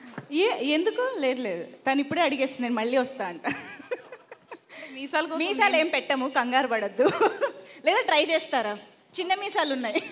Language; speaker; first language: Telugu; native; Telugu